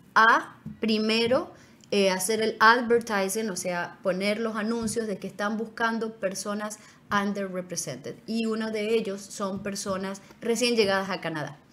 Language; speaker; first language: Spanish; native; Spanish